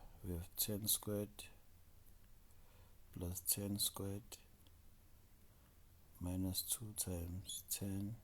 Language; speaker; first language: English; non-native, local second language; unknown